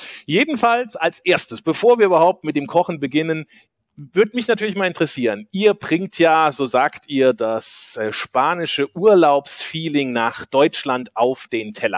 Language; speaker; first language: German; native; German